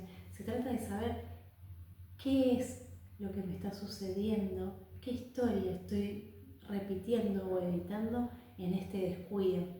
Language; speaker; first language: Spanish; native; Spanish